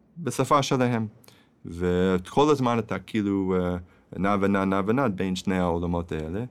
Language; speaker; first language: Hebrew; non-native, fluent; English